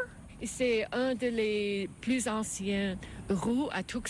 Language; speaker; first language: French; non-native, learner; English